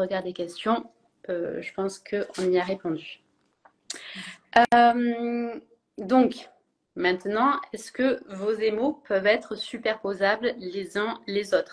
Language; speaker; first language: French; native; French